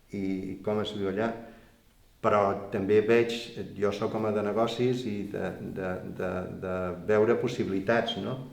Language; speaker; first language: Catalan; non-native, local second language; Spanish